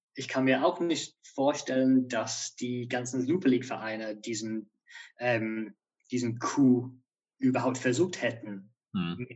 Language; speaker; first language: German; non-native, fluent; English